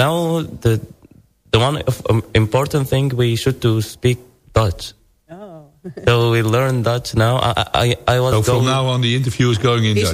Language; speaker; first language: English; non-native, learner; Arabic